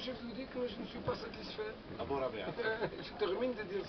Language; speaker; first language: French; non-native, fluent; Portuguese